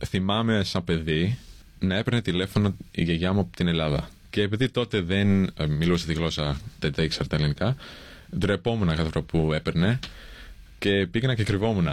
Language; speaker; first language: Greek; early bilingual, heritage; English